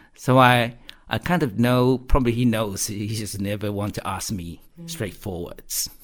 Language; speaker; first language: English; non-native, fluent; Chinese